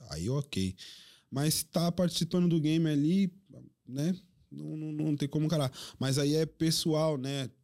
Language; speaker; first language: Portuguese; native; Portuguese